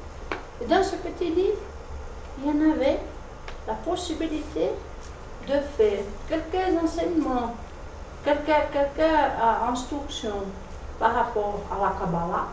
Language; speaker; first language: French; non-native, fluent; Portuguese